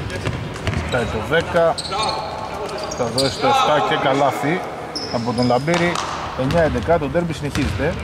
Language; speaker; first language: Greek; native; Greek